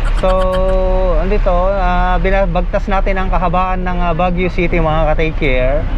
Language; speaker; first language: Filipino; native; Filipino